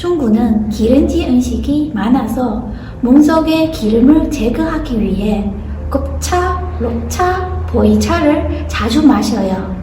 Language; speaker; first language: Korean; non-native, fluent; Chinese